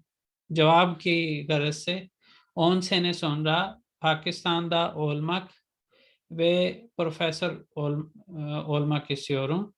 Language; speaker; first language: Turkish; non-native, fluent; Urdu